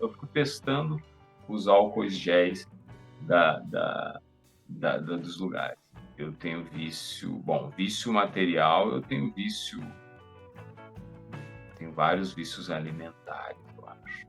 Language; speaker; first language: Portuguese; native; Portuguese